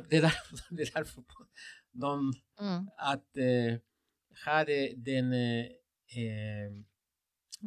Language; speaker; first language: Swedish; non-native, fluent; Spanish